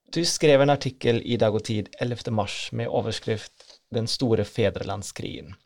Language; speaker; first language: Norwegian; non-native, fluent; German